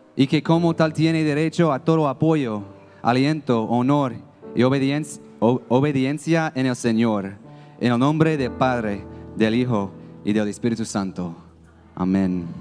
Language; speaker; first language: Spanish; non-native, fluent; English